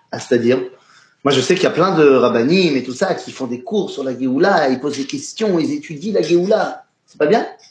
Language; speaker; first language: French; native; French